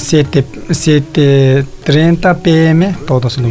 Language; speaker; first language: Spanish; non-native, learner; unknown